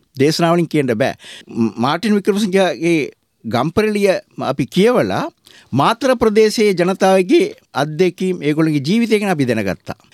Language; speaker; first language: Sinhala; non-native, local second language; Tamil